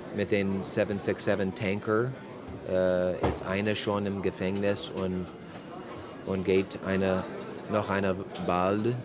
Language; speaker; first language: German; non-native, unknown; English